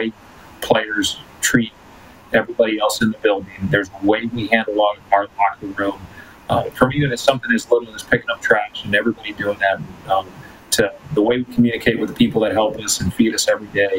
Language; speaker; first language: English; early bilingual, other home language; Spanish